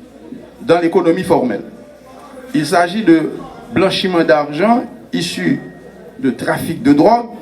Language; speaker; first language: French; non-native, local second language; Haitian Creole